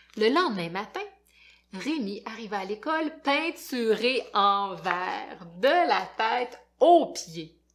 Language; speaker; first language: French; native; French